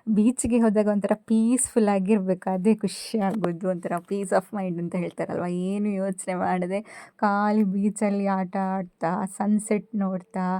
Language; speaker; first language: Kannada; native; Kannada